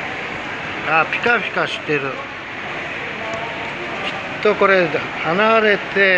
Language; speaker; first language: Japanese; native; Japanese